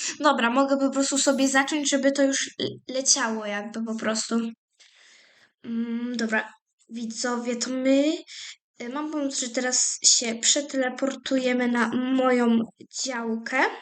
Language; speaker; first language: Polish; native; Polish